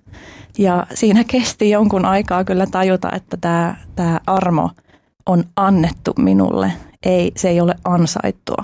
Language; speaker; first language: Finnish; early bilingual, other home language; Albanian